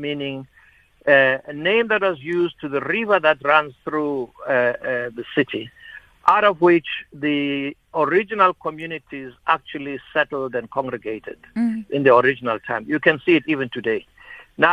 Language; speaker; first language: English; non-native, local second language; Xhosa